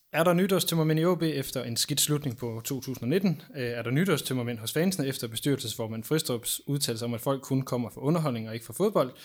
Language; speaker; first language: Danish; native; Danish